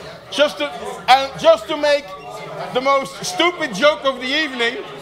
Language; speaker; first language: English; non-native, fluent; Dutch